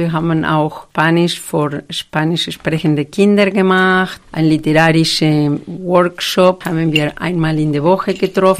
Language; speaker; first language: German; non-native, fluent; Spanish